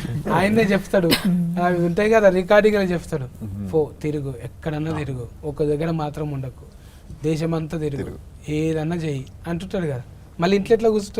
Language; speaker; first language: Telugu; native; Telugu